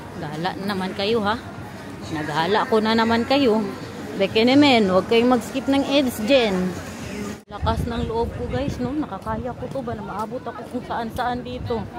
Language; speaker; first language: Filipino; non-native, local second language; Cebuano